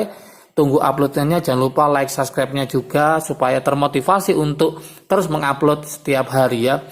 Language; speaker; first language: Indonesian; native; Indonesian